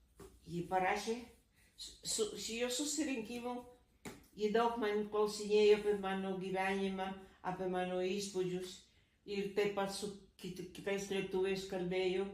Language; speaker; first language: Lithuanian; early bilingual, heritage; Lithuanian